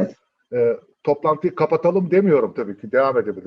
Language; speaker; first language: Turkish; native; Turkish